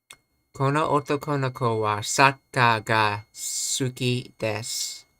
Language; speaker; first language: Japanese; non-native, learner; English